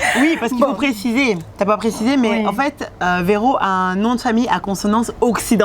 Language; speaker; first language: French; native; French